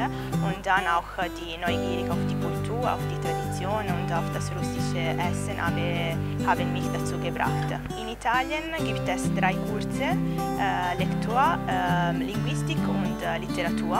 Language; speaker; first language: German; non-native, learner; Italian